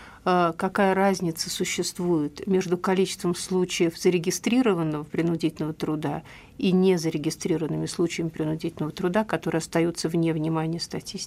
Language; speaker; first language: Russian; native; Russian